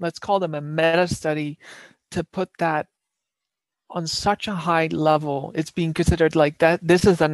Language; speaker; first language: English; non-native, fluent; Dutch